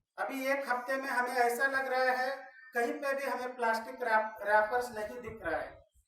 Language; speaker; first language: Hindi; non-native, local second language; Kannada